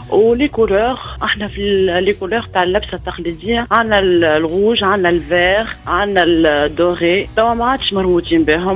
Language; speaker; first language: Arabic; native; Arabic